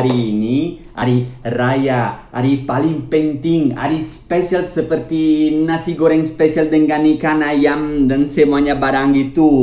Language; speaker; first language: Indonesian; non-native, learner; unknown